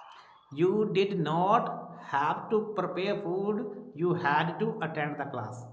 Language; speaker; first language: English; non-native, local second language; Hindi